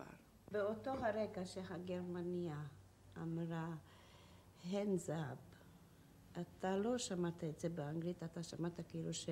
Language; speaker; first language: Hebrew; non-native, fluent; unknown